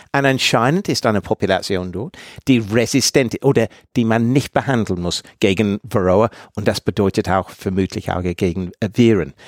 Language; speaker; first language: German; non-native, fluent; English